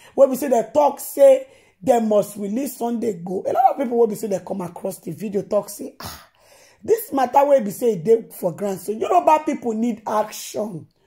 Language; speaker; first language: Nigerian Pidgin; non-native, local second language; Yoruba